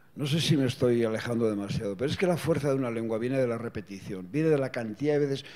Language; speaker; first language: Spanish; non-native, local second language; Basque